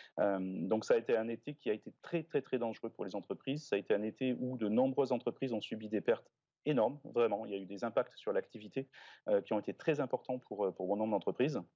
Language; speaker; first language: French; native; French